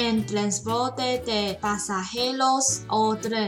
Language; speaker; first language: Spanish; non-native, learner; Chinese